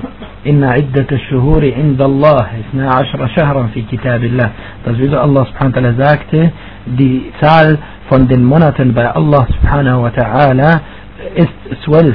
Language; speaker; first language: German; non-native, fluent; Arabic